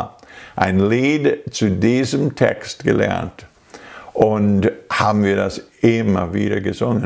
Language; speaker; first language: German; non-native, fluent; English